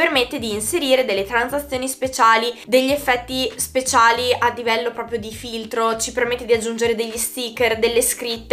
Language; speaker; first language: Italian; native; Italian